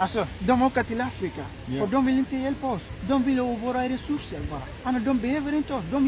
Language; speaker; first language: Swedish; early bilingual, other home language; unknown